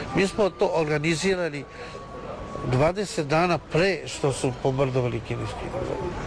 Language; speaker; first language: Serbian; non-native, learner; Chinese